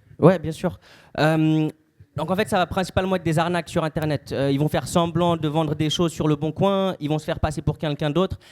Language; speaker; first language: French; native; French